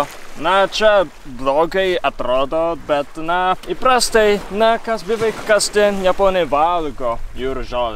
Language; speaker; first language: Lithuanian; non-native, fluent; Japanese